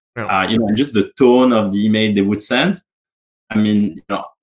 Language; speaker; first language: English; non-native, fluent; French